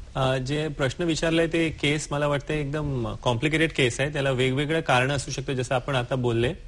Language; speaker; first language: Marathi; non-native, local second language; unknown